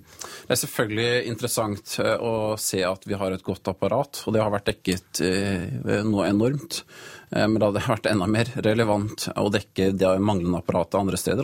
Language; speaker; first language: Norwegian; native; Norwegian